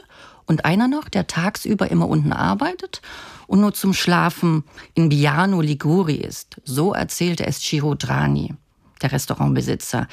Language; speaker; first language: German; native; German